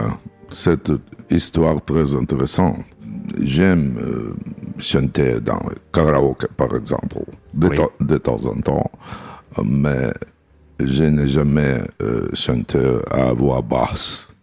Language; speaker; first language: French; non-native, learner; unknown